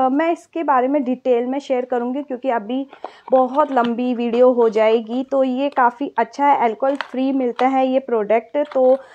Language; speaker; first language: Hindi; native; Hindi